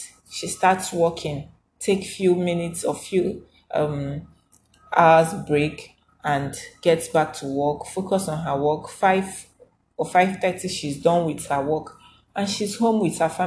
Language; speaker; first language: English; non-native, local second language; Igbo